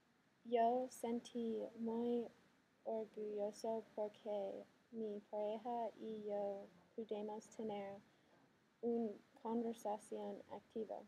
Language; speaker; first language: Spanish; non-native, learner; English